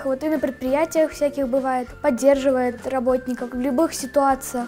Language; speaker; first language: Russian; native; Russian